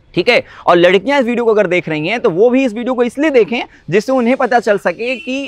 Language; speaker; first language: Hindi; native; Hindi